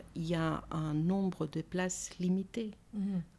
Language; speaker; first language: French; non-native, fluent; Greek